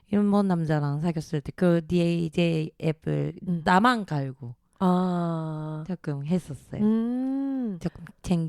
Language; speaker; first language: Korean; early bilingual, heritage; Japanese